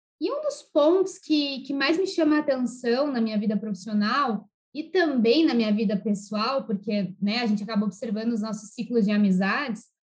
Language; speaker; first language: Portuguese; native; Portuguese